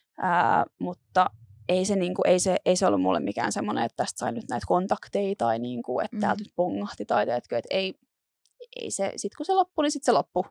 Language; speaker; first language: Finnish; native; Finnish